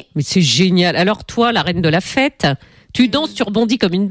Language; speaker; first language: French; native; French